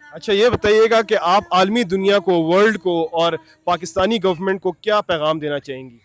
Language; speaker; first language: Urdu; native; Urdu